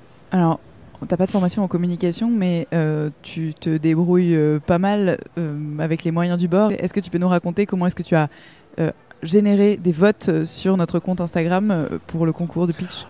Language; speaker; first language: French; native; French